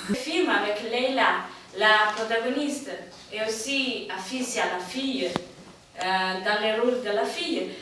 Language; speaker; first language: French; non-native, learner; Spanish